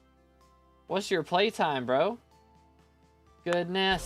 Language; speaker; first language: English; native; English